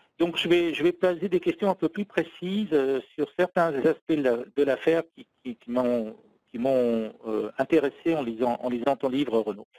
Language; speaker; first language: French; native; French